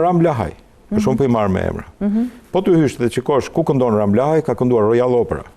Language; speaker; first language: Albanian; native; Albanian